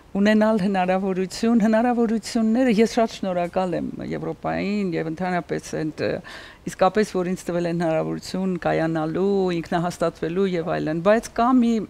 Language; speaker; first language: Armenian; native; Armenian